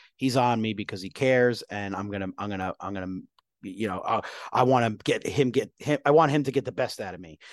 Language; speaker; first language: English; native; English